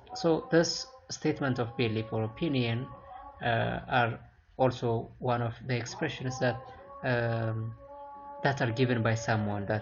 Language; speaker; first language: English; non-native, local second language; Amharic